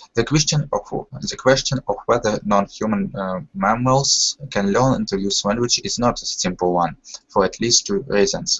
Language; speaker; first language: English; non-native, learner; Russian